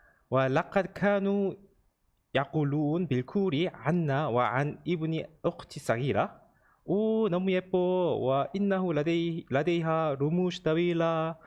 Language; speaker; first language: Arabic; non-native, learner; Korean